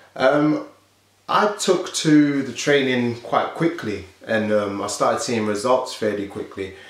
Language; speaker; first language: English; native; English